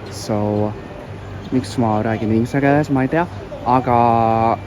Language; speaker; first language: Estonian; non-native, fluent; Chinese